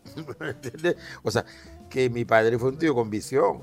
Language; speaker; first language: Spanish; non-native, fluent; Haitian Creole